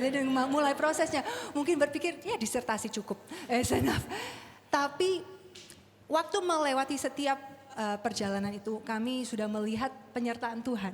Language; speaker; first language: Indonesian; non-native, fluent; English